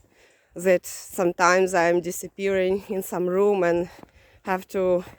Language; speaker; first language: English; non-native, fluent; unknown